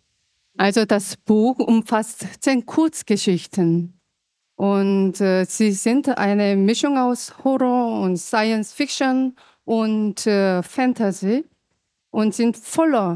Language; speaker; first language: German; non-native, fluent; Korean